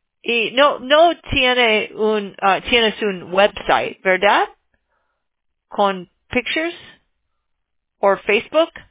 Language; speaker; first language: Spanish; non-native, learner; English